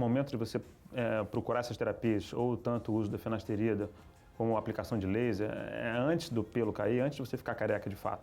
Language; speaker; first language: Portuguese; native; Portuguese